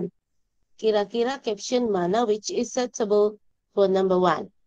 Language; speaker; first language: English; non-native, learner; Indonesian